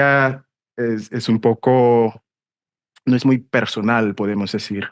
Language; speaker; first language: Spanish; non-native, fluent; English